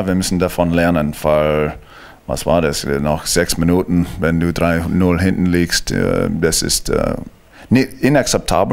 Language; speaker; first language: German; non-native, fluent; English